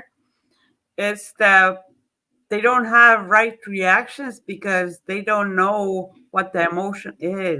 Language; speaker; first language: English; non-native, fluent; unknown